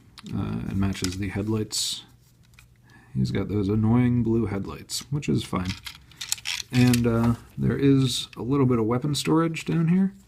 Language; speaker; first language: English; native; English